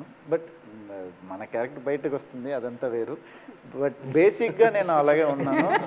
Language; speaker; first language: Telugu; early bilingual, heritage; Telugu